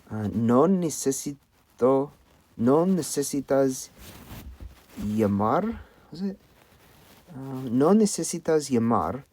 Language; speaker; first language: Spanish; non-native, learner; English